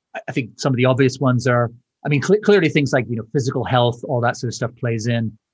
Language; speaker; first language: English; native; English